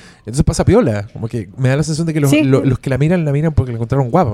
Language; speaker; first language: Spanish; native; Spanish